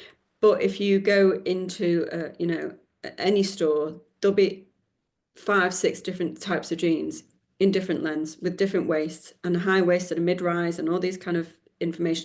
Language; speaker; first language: English; native; English